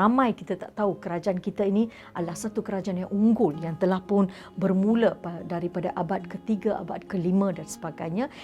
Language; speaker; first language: Malay; non-native, local second language; Tamil